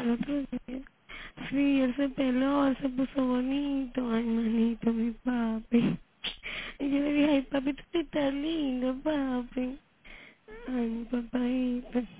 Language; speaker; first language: Spanish; native; Spanish